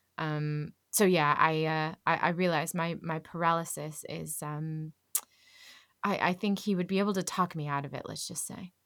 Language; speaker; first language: English; native; English